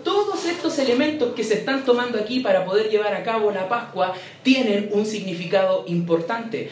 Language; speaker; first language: Spanish; native; Spanish